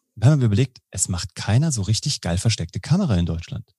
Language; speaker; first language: German; native; German